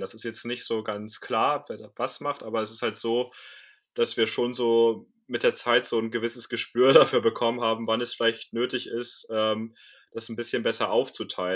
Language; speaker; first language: German; native; German